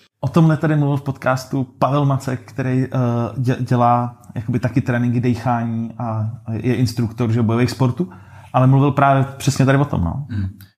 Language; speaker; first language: Czech; native; Czech